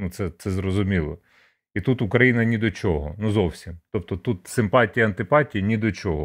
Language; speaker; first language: Ukrainian; native; Ukrainian